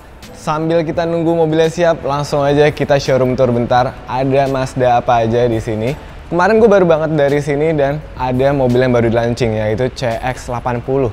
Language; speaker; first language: Indonesian; native; Indonesian